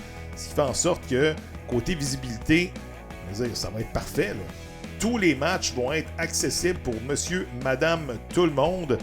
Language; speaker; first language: French; native; French